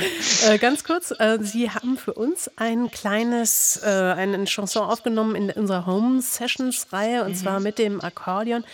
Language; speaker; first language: German; native; German